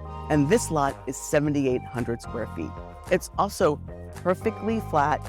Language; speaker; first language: English; native; English